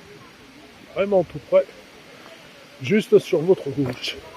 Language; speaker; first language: French; native; French